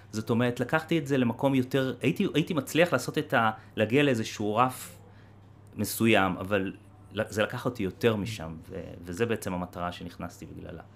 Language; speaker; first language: Hebrew; native; Hebrew